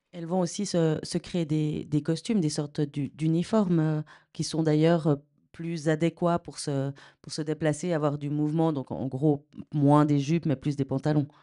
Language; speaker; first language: French; native; French